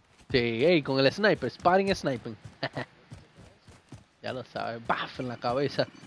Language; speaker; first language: Spanish; early bilingual, heritage; Spanish